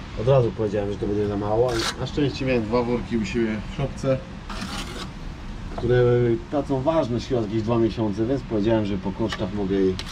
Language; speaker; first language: Polish; native; Polish